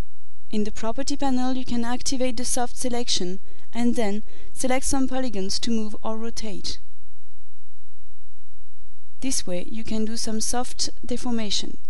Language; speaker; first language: English; non-native, fluent; French